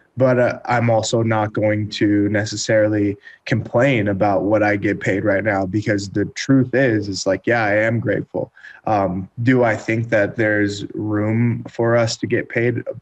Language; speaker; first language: English; native; English